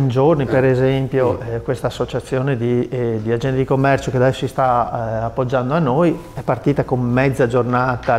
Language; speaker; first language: Italian; native; Italian